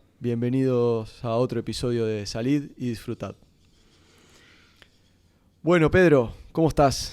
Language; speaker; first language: Spanish; native; Spanish